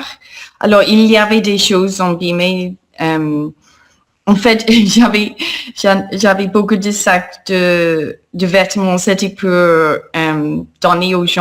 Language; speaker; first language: French; non-native, fluent; English